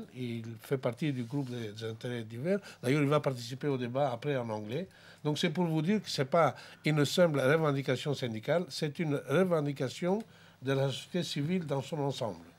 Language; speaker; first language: French; non-native, fluent; Greek